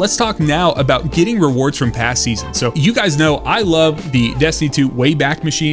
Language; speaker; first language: English; native; English